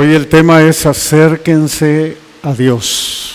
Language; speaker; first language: Spanish; native; Spanish